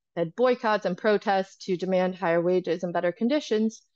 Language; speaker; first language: English; native; English